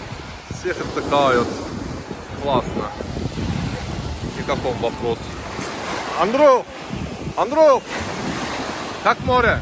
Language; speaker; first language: Russian; non-native, learner; Turkish